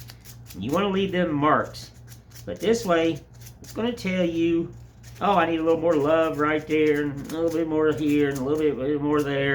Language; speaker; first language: English; native; English